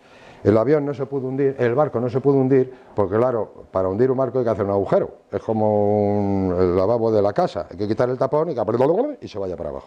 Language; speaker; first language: Spanish; native; Spanish